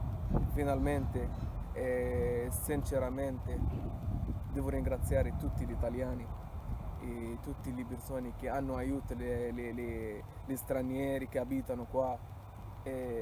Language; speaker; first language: Italian; non-native, fluent; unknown